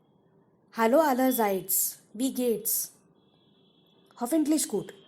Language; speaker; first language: German; non-native, fluent; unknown